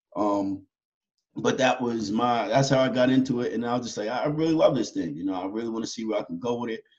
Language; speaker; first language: English; native; English